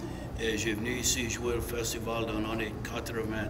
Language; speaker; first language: French; non-native, local second language; English